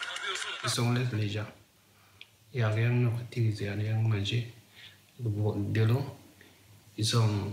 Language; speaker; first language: French; non-native, learner; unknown